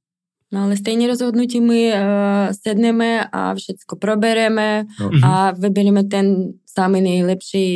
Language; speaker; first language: Czech; non-native, fluent; Russian